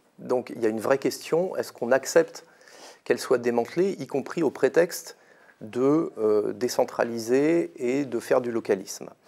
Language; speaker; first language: French; native; French